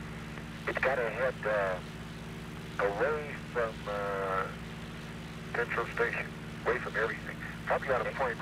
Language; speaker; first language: English; native; English